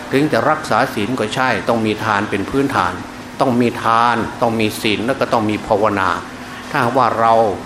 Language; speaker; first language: Thai; non-native, local second language; Northeastern Thai